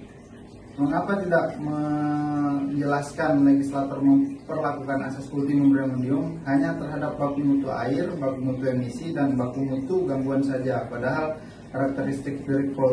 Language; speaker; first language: Indonesian; native; Indonesian